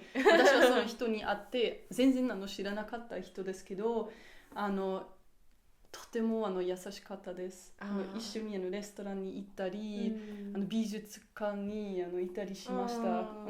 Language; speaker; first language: Japanese; non-native, learner; German